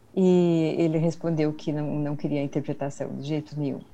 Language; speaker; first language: Portuguese; early bilingual, other home language; Swedish